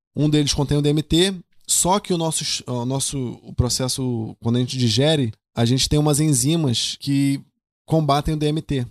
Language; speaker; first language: Portuguese; native; Portuguese